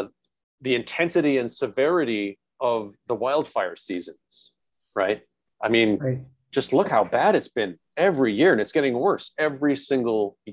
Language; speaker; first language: English; native; English